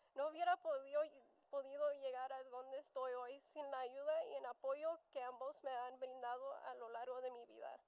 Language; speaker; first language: Spanish; early bilingual, other home language; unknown